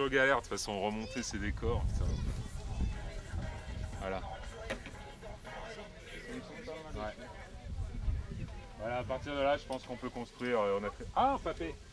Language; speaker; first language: French; native; French